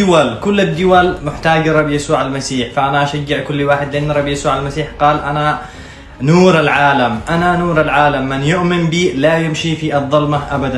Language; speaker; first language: Arabic; native; Arabic